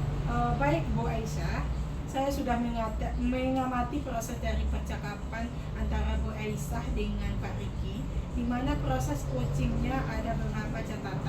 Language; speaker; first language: Indonesian; native; Indonesian